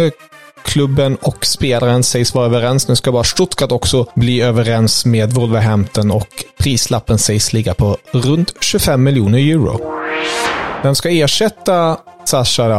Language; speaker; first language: Swedish; native; Swedish